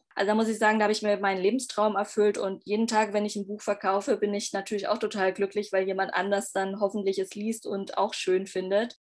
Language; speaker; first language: German; native; German